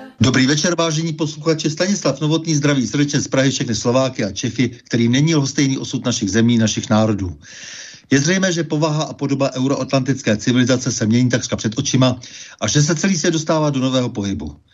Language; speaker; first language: Czech; native; Czech